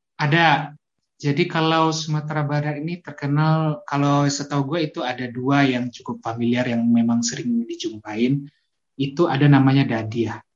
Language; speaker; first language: Indonesian; non-native, local second language; Minangkabau